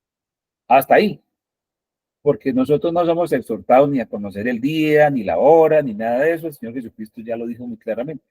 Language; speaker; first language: Spanish; native; Spanish